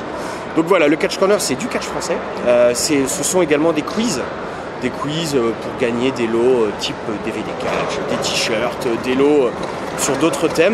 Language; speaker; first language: French; native; French